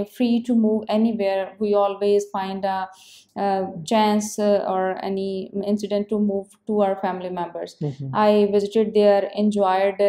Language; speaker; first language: English; non-native, local second language; Punjabi